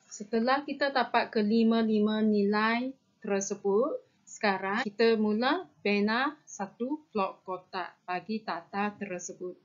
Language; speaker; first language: Malay; non-native, local second language; Chinese